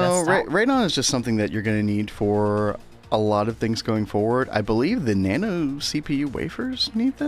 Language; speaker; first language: English; native; English